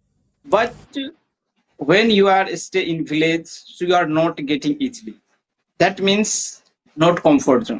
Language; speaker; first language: English; non-native, learner; Maithili